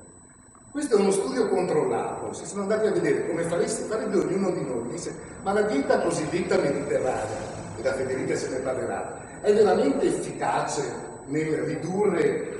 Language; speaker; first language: Italian; native; Italian